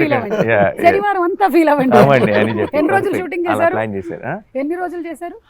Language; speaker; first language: Telugu; native; Telugu